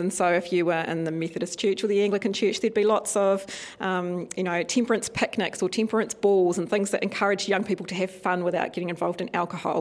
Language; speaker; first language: English; native; English